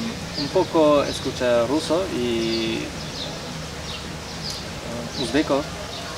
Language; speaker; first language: Spanish; non-native, learner; Uzbek